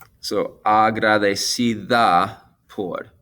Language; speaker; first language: Spanish; non-native, fluent; English